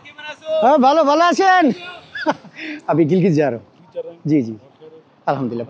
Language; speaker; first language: Hindi; non-native, learner; Bangla